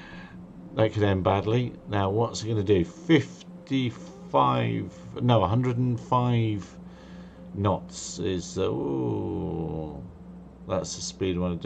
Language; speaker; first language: English; native; English